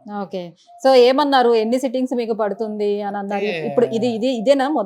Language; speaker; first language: Telugu; native; Telugu